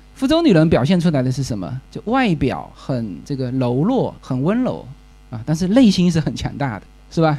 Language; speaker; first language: Chinese; native; Chinese